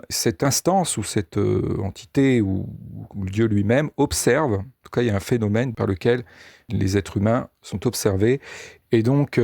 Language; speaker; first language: French; native; French